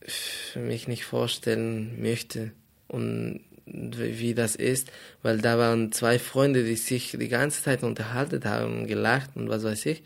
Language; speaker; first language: German; non-native, fluent; Spanish